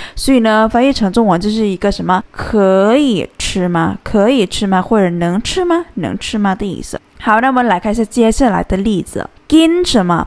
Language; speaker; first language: Chinese; non-native, fluent; Thai